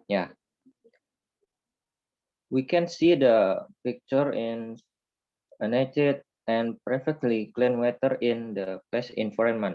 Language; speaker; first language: English; non-native, learner; Indonesian